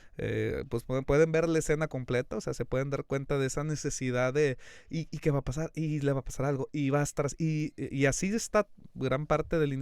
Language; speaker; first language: Spanish; native; Spanish